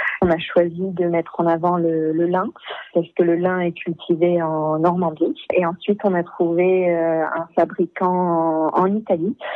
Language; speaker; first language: French; early bilingual, other home language; English